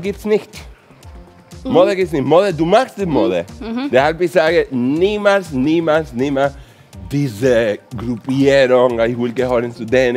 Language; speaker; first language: German; non-native, fluent; Spanish